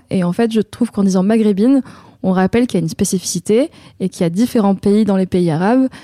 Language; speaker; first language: French; native; French